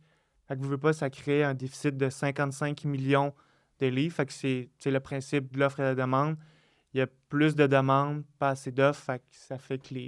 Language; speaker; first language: French; native; French